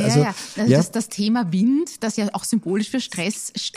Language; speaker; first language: German; native; German